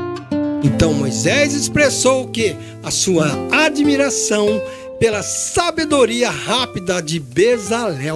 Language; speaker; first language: Portuguese; native; Portuguese